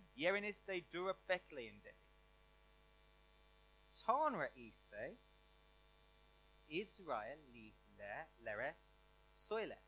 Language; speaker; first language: Turkish; non-native, learner; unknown